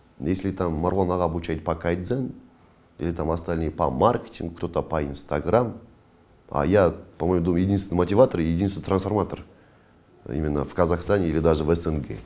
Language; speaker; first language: Russian; non-native, local second language; Kazakh